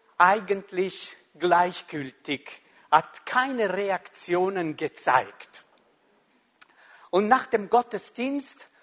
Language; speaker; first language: German; non-native, local second language; Italian